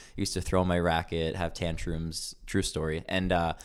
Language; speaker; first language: English; early bilingual, other home language; Greek